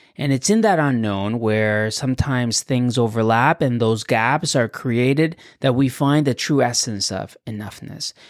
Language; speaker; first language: English; non-native, fluent; Spanish